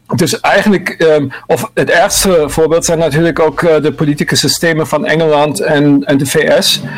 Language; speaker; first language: Dutch; non-native, fluent; German